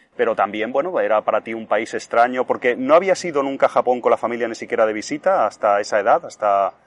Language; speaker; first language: Spanish; native; Spanish